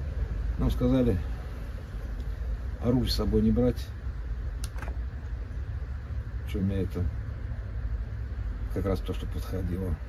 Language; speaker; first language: Russian; native; Russian